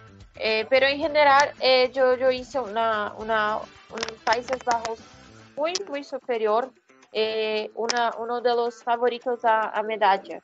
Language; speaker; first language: Spanish; non-native, fluent; Portuguese